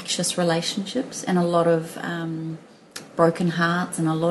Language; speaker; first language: English; native; English